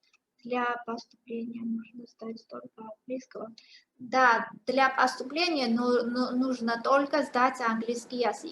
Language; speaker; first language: Russian; non-native, fluent; Georgian